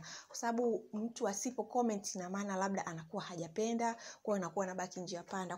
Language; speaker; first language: Swahili; native; Swahili